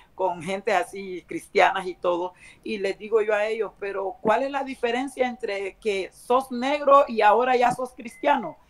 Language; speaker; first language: Spanish; native; Spanish